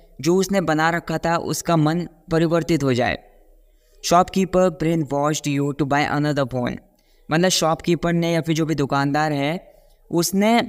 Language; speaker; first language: Hindi; native; Hindi